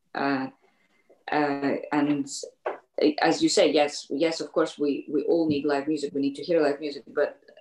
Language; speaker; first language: English; native; English